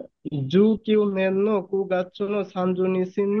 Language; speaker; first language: Japanese; non-native, learner; Bangla